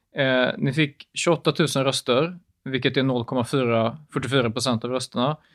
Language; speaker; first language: Swedish; early bilingual, other home language; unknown